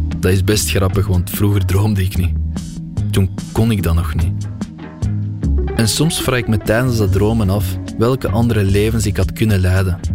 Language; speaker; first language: Dutch; early bilingual, other home language; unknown